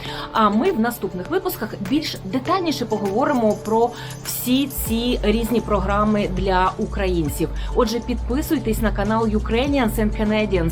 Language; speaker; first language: Ukrainian; native; Ukrainian